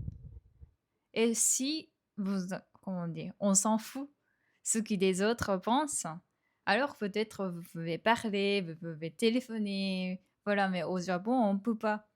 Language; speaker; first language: French; non-native, fluent; Japanese